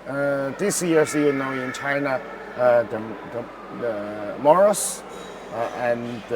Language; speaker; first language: English; non-native, learner; Chinese